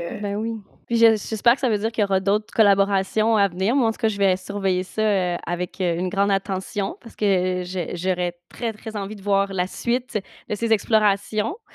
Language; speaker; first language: French; native; French